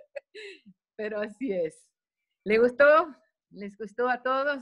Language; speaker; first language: Spanish; non-native, fluent; Portuguese